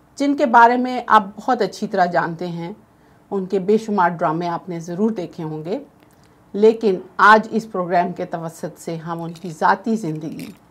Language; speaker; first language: Urdu; native; Urdu